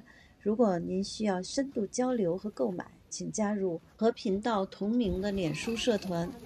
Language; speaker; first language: Chinese; native; Chinese